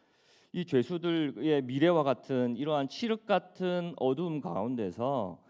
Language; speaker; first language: Korean; native; Korean